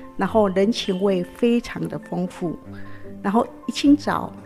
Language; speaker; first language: Chinese; native; Chinese